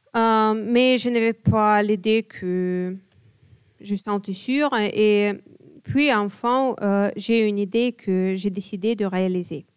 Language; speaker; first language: French; non-native, fluent; Ukrainian